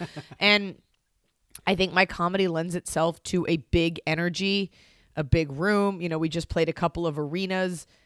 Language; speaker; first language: English; native; English